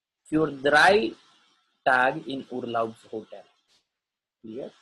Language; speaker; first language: German; non-native, learner; Gujarati